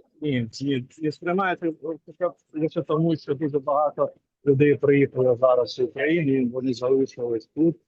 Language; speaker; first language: Ukrainian; non-native, local second language; Russian